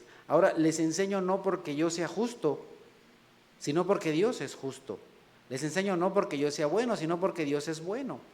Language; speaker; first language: Spanish; native; Spanish